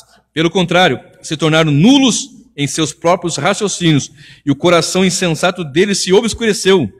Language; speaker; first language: Portuguese; native; Portuguese